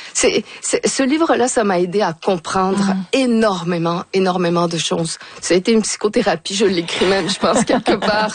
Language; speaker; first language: French; native; French